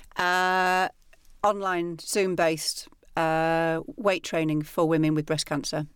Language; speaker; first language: English; native; English